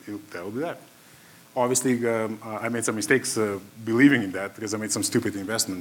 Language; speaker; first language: English; non-native, fluent; Macedonian